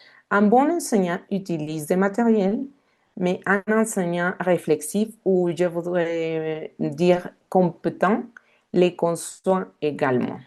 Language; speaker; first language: French; non-native, fluent; Spanish